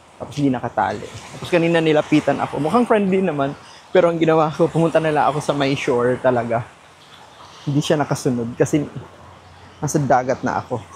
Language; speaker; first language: Filipino; non-native, local second language; Cebuano